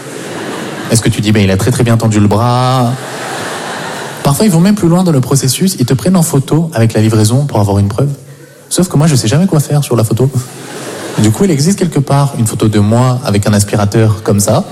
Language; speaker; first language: French; native; French